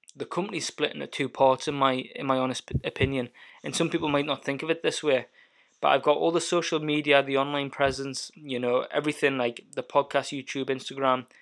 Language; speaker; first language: English; native; English